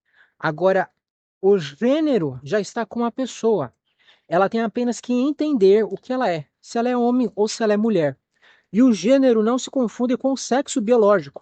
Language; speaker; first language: Portuguese; native; Portuguese